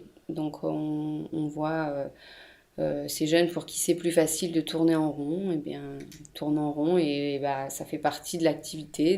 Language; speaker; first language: French; native; French